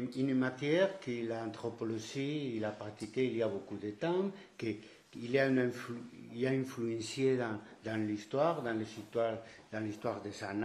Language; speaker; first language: French; non-native, fluent; Spanish